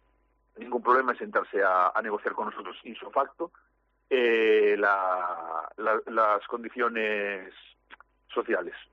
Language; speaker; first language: Spanish; native; Spanish